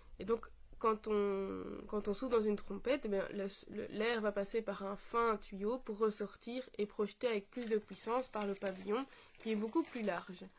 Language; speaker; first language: French; native; French